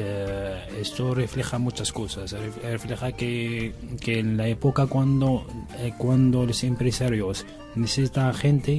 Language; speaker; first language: Spanish; non-native, learner; Arabic